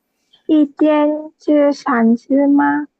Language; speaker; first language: Chinese; non-native, learner; Indonesian